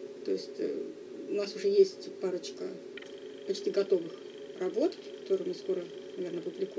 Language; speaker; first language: Russian; native; Russian